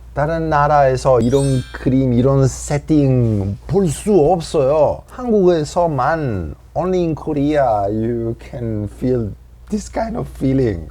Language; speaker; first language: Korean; non-native, learner; Italian